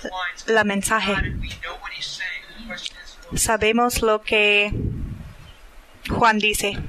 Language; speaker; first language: Spanish; non-native, learner; English